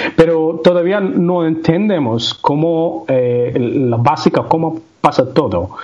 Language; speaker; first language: Spanish; non-native, learner; Tamil